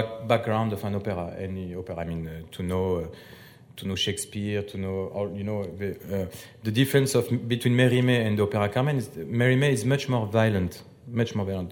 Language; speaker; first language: English; non-native, fluent; French